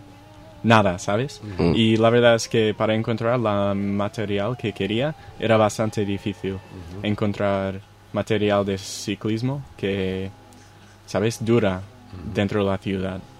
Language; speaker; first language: Spanish; non-native, fluent; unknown